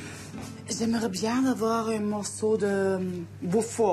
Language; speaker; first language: French; non-native, fluent; German